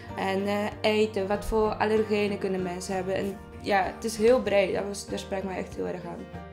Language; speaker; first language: Dutch; non-native, fluent; Polish